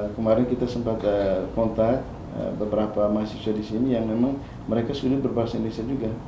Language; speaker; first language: Indonesian; non-native, local second language; Tetum